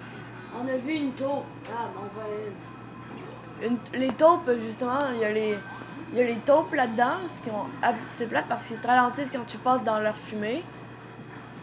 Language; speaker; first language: French; native; French